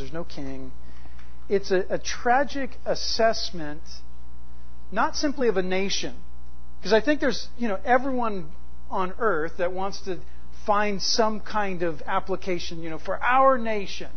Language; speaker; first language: English; native; English